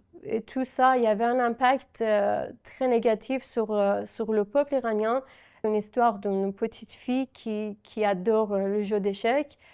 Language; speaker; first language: French; non-native, fluent; Persian